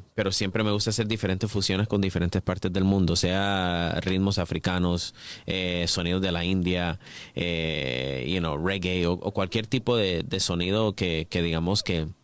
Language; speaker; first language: Spanish; early bilingual, heritage; English